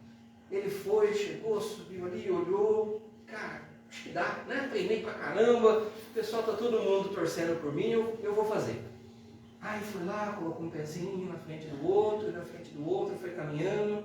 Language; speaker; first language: Portuguese; native; Portuguese